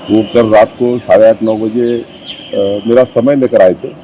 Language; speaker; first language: Hindi; non-native, local second language; Marathi